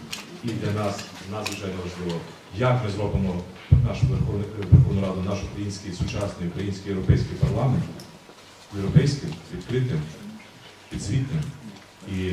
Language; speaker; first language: Ukrainian; native; Ukrainian